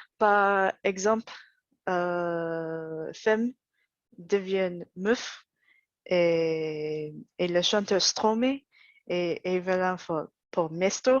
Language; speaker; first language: French; non-native, learner; English